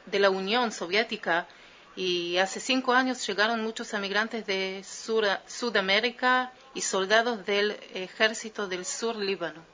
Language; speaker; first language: Spanish; early bilingual, heritage; Spanish